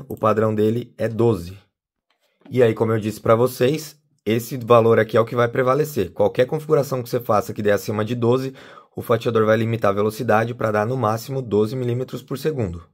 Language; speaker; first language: Portuguese; native; Portuguese